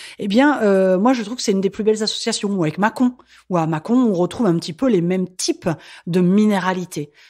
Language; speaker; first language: French; native; French